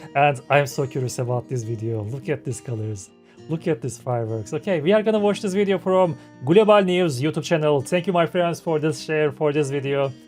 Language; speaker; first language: English; non-native, fluent; Turkish